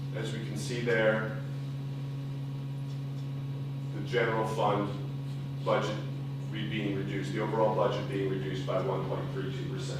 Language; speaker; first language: English; native; English